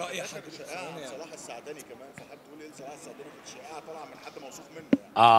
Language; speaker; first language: Arabic; native; Arabic